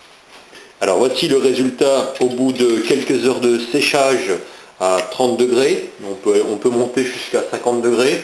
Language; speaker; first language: French; native; French